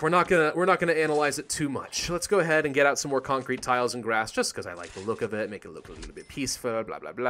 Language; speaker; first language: English; native; English